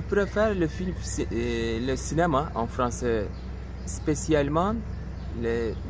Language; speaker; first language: French; non-native, local second language; Turkish